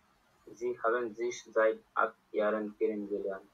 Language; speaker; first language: German; non-native, learner; Bangla